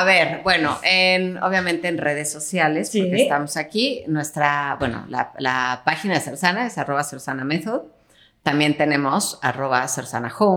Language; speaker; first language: Spanish; native; Spanish